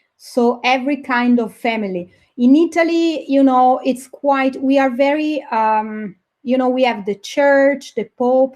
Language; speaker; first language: English; non-native, fluent; Italian